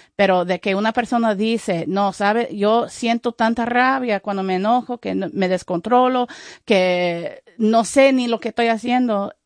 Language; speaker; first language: Spanish; non-native, fluent; English